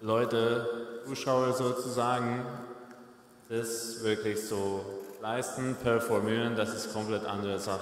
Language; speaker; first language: German; non-native, fluent; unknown